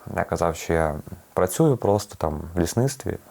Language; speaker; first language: Ukrainian; native; Ukrainian